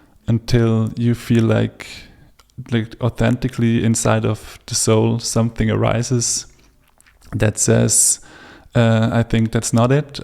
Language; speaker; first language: English; non-native, fluent; German